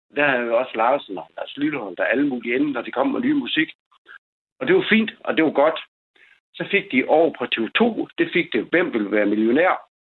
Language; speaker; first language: Danish; native; Danish